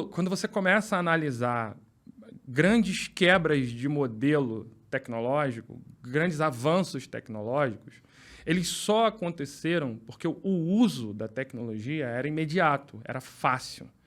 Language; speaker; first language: Portuguese; native; Portuguese